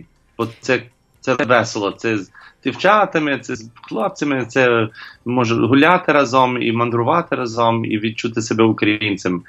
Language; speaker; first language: Ukrainian; non-native, learner; English